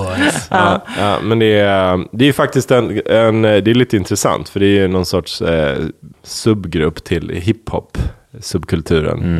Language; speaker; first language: Swedish; native; Swedish